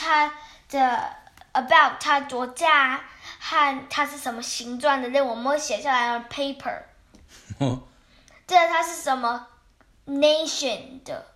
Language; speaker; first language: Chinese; early bilingual, heritage; Chinese